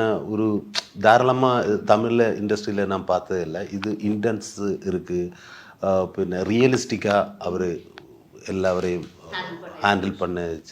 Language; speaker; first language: Tamil; non-native, learner; Malayalam